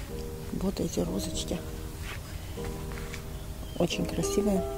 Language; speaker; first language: Russian; native; Russian